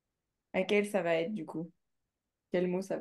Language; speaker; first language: French; native; French